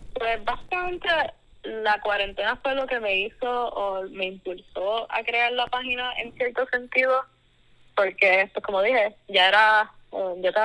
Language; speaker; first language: Spanish; native; Spanish